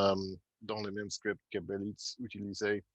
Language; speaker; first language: French; non-native, fluent; English